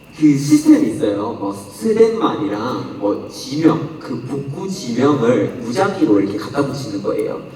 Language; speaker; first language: Korean; non-native, fluent; English